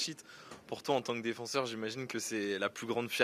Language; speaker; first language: French; native; French